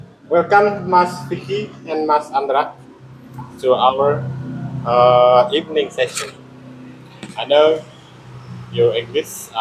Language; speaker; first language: English; non-native, local second language; Indonesian